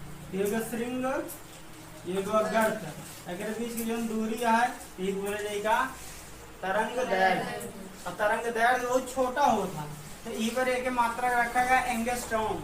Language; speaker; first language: Hindi; native; Hindi